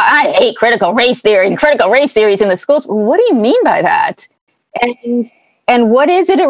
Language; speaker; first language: English; native; English